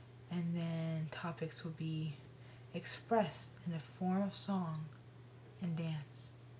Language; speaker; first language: English; early bilingual, other home language; Spanish